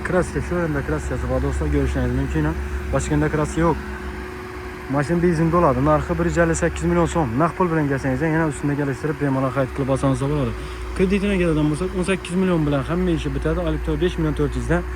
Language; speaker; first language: Uzbek; native; Uzbek